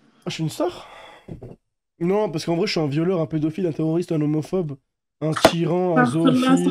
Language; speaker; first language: French; native; French